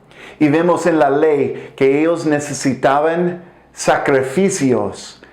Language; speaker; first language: Spanish; non-native, fluent; English